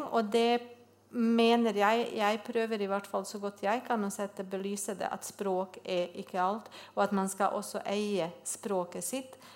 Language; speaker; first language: Norwegian; non-native, fluent; Bosnian